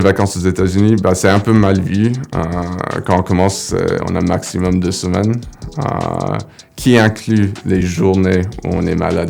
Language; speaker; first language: French; non-native, fluent; English